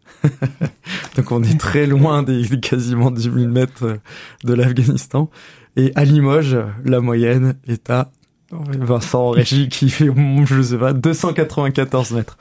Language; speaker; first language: French; native; French